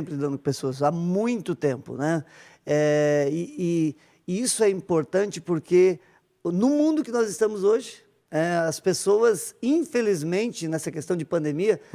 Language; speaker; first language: Portuguese; native; Portuguese